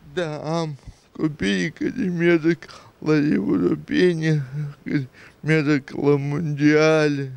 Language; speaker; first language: Romanian; non-native, local second language; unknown